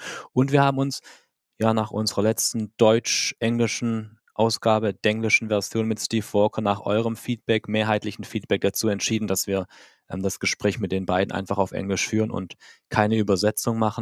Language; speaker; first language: German; native; German